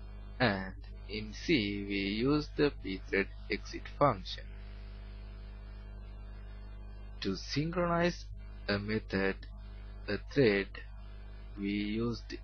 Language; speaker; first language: English; non-native, learner; Sinhala